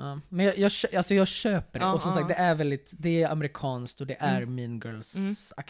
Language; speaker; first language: Swedish; native; Swedish